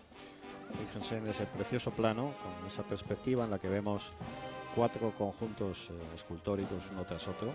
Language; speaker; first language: Spanish; native; Spanish